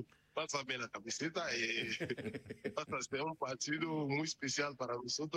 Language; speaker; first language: Spanish; non-native, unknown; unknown